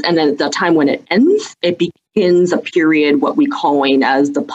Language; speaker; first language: English; early bilingual, other home language; Cantonese